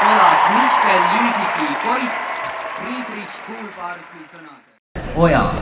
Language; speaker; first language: Estonian; native; Estonian